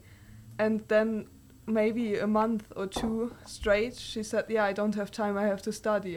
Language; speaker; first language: English; non-native, fluent; German